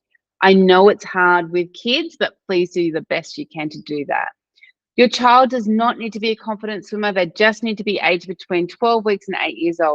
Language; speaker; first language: English; native; English